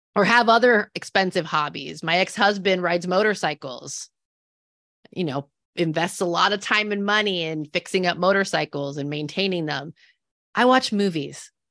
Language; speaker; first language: English; native; English